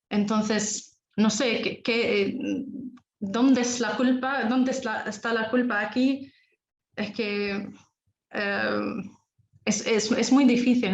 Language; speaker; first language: Spanish; non-native, fluent; Arabic